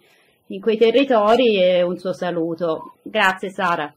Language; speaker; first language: Italian; native; Italian